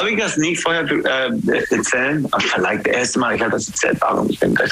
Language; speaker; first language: German; non-native, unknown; English